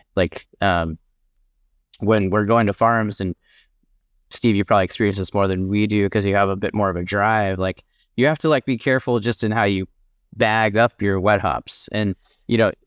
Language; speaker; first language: English; native; English